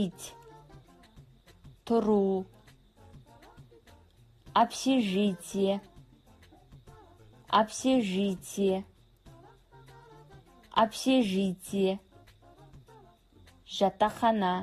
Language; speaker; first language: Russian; non-native, fluent; Kazakh